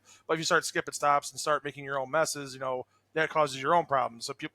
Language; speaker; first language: English; native; English